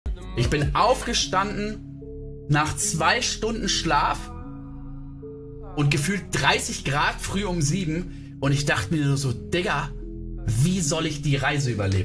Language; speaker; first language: German; native; German